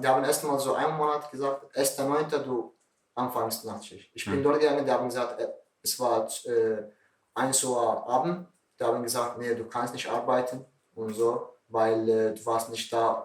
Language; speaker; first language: German; non-native, learner; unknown